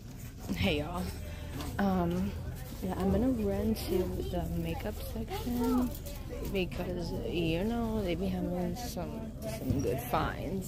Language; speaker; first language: English; native; English